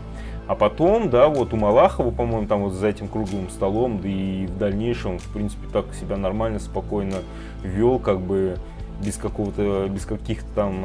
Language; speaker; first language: Russian; native; Russian